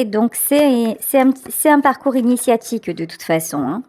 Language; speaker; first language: French; native; French